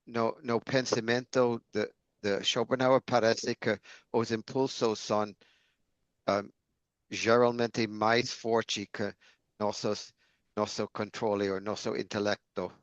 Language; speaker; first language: Portuguese; non-native, learner; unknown